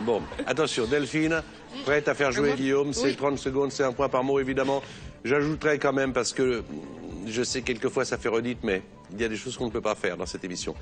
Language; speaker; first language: French; native; French